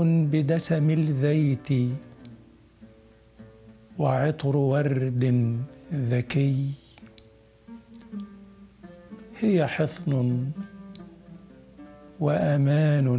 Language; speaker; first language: Arabic; native; Arabic